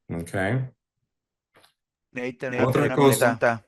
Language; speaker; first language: Spanish; early bilingual, heritage; English